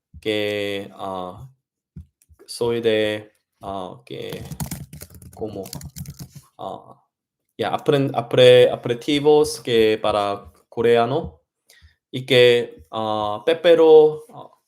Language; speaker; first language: Spanish; non-native, learner; Korean